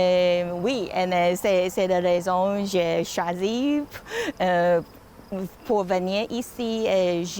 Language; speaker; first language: French; non-native, learner; Chinese